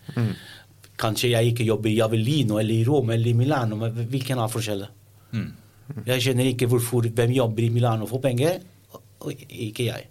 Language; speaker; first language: Norwegian; non-native, learner; Italian